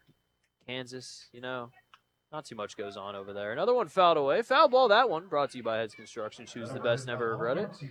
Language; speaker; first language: English; native; English